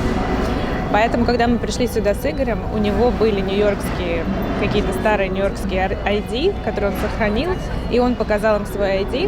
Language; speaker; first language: Russian; native; Russian